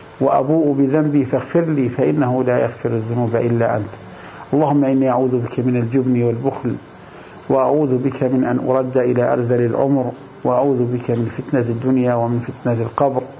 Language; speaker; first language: Arabic; native; Arabic